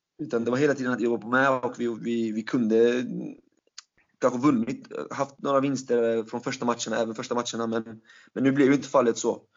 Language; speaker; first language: Swedish; early bilingual, other home language; Turkish